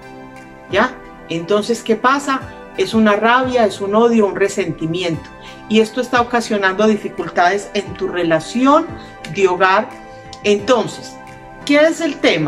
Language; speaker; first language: Spanish; native; Spanish